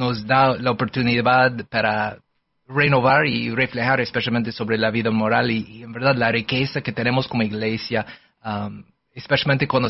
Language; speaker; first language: Spanish; non-native, fluent; English